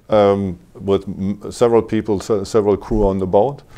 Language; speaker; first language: English; non-native, fluent; German